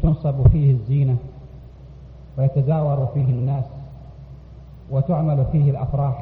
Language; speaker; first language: Arabic; native; Arabic